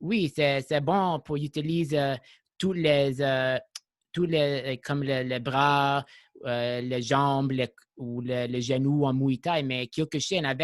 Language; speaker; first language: French; non-native, local second language; English